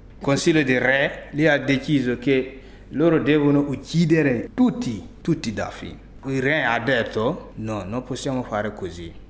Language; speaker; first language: Italian; non-native, learner; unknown